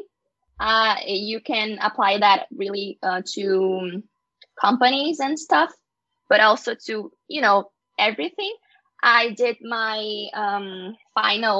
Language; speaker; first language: English; non-native, fluent; Portuguese